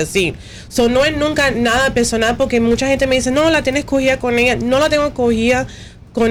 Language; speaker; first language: Spanish; early bilingual, heritage; Spanish